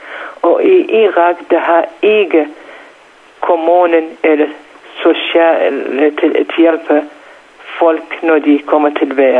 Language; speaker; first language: Danish; non-native, learner; Central Kurdish